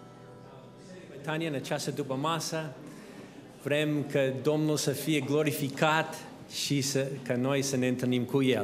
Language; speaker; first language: Romanian; non-native, fluent; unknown